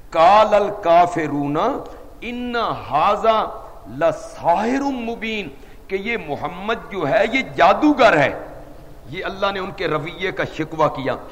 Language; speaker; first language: Urdu; non-native, local second language; Punjabi